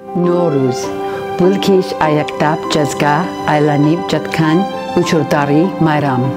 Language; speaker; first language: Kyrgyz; non-native, learner; English